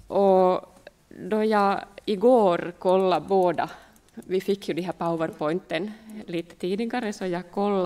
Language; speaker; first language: Swedish; non-native, local second language; Finnish